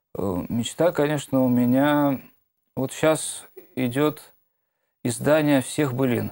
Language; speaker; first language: Russian; native; Russian